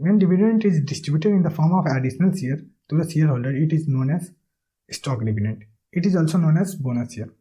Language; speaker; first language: English; non-native, local second language; Nepali